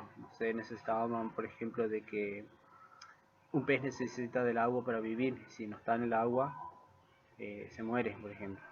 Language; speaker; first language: Spanish; native; Spanish